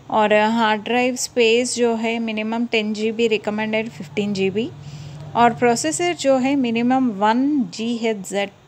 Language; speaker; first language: Hindi; non-native, local second language; Telugu